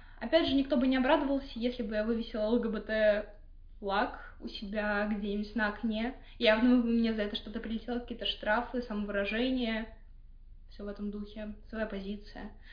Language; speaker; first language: Russian; native; Russian